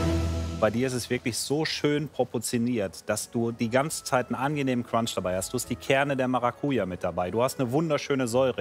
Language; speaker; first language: German; native; German